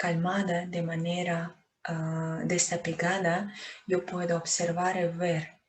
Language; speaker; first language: Spanish; non-native, fluent; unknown